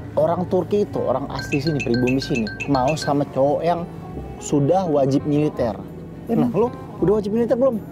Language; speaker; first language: Indonesian; native; Indonesian